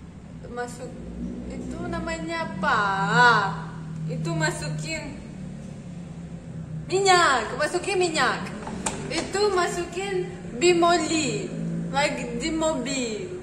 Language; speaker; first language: Indonesian; non-native, learner; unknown